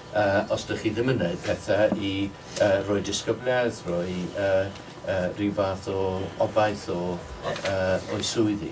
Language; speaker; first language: Welsh; non-native, local second language; English